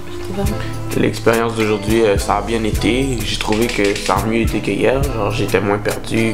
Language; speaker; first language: French; early bilingual, other home language; Haitian Creole